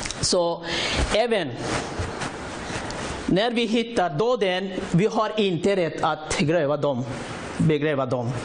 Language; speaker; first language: Swedish; non-native, learner; Rohingya